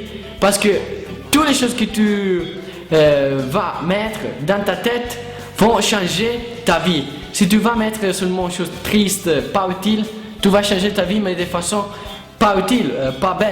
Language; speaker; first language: French; non-native, learner; Italian